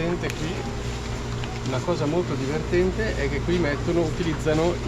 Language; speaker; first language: Italian; native; Italian